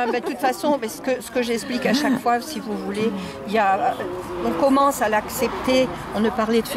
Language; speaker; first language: French; native; French